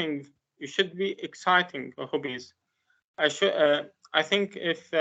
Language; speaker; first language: English; non-native, learner; Arabic